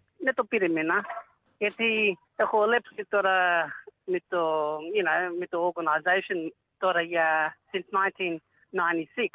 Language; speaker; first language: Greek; early bilingual, heritage; Greek